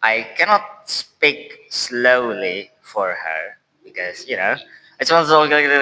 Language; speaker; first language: English; non-native, learner; Indonesian